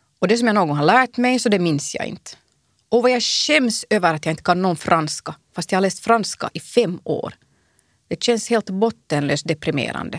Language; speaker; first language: Swedish; native; Swedish